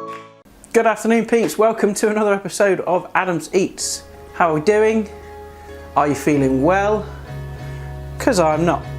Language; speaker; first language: English; native; English